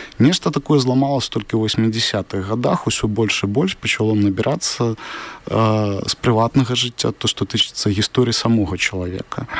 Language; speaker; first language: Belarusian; non-native, local second language; Russian